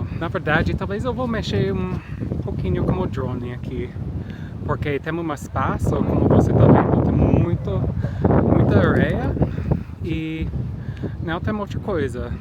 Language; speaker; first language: Portuguese; non-native, fluent; English